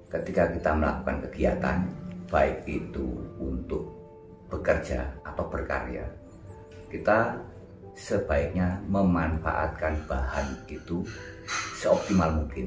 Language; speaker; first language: Indonesian; non-native, local second language; Javanese